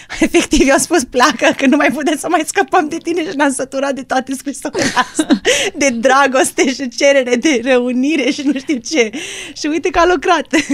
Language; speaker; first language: Romanian; early bilingual, heritage; Romanian